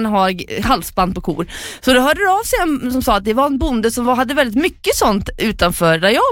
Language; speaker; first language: Swedish; native; Swedish